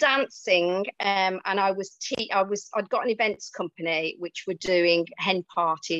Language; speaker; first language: English; native; English